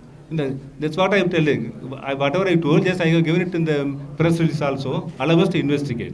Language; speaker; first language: English; non-native, local second language; Tamil